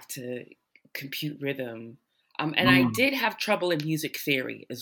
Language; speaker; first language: English; native; English